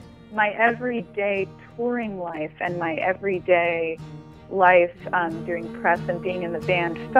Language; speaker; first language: English; native; English